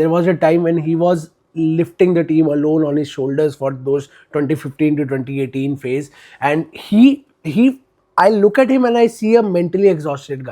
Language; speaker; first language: English; non-native, local second language; Hindi